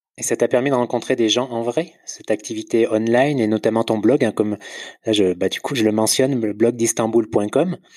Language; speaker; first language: French; native; French